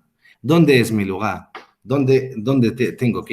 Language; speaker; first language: Spanish; non-native, fluent; Arabic